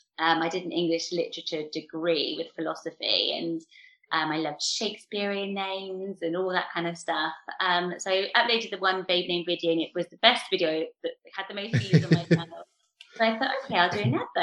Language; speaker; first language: English; native; English